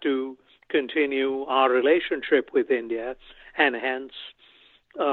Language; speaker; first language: English; non-native, local second language; Bangla